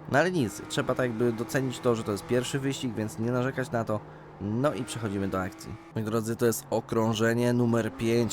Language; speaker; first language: Polish; native; Polish